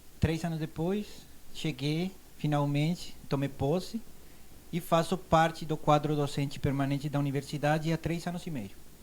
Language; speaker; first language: Portuguese; non-native, fluent; Spanish